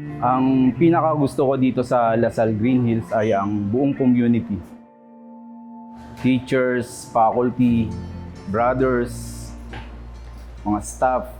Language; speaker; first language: Filipino; native; Filipino